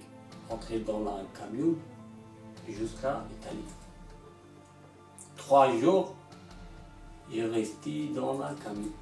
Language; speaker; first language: French; non-native, learner; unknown